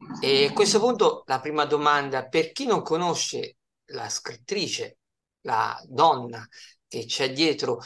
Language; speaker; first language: Italian; native; Italian